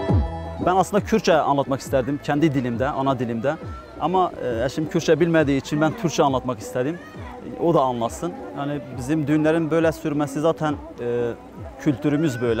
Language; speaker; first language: Turkish; non-native, local second language; Kurdish